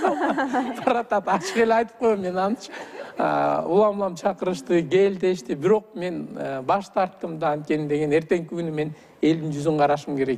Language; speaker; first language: Kyrgyz; native; Kyrgyz